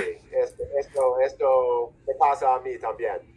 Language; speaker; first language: Spanish; non-native, fluent; English